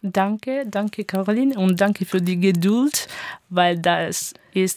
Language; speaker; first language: German; non-native, learner; Italian